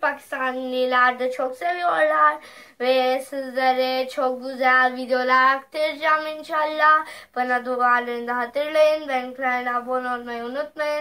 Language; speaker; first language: Turkish; non-native, fluent; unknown